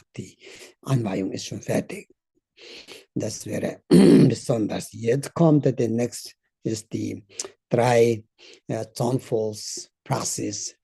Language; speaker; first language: German; non-native, learner; Tibetan